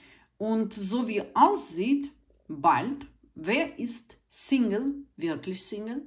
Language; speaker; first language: German; non-native, fluent; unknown